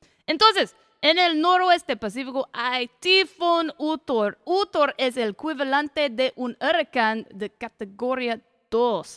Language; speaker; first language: Spanish; non-native, learner; English